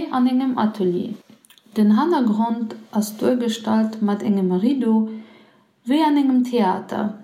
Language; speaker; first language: Luxembourgish; non-native, fluent; Polish